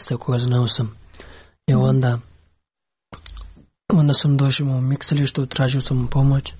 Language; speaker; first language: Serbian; non-native, learner; Pashto